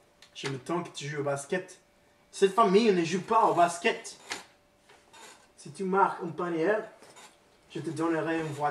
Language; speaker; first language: French; non-native, learner; English